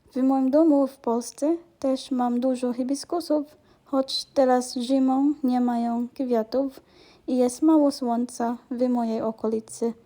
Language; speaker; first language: Polish; non-native, learner; Filipino